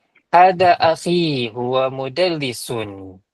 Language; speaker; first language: Arabic; non-native, fluent; Malay